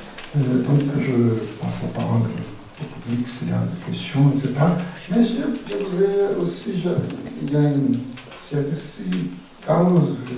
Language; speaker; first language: French; non-native, fluent; Portuguese